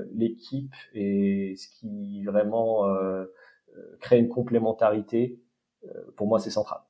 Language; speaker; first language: French; non-native, local second language; Arabic